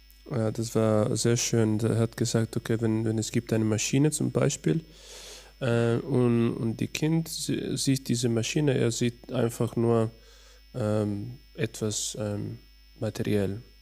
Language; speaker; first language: German; non-native, learner; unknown